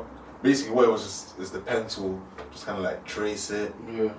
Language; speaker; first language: English; native; English